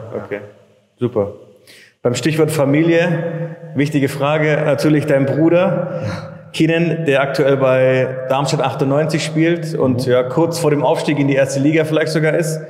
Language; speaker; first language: German; native; German